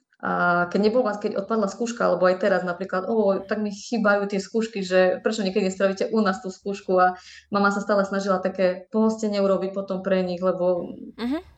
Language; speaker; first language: Slovak; native; Slovak